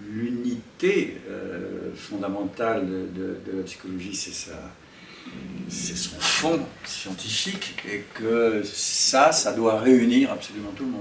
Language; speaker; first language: French; native; French